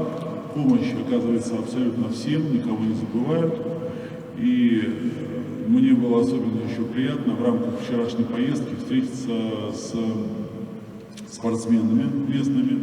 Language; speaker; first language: Russian; native; Russian